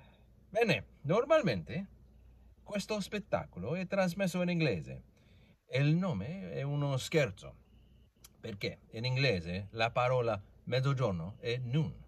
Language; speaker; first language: Italian; non-native, learner; English